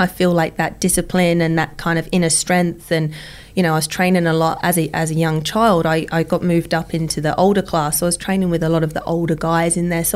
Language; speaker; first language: English; native; English